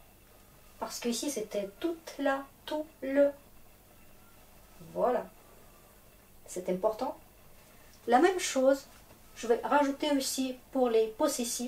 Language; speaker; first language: French; non-native, fluent; Russian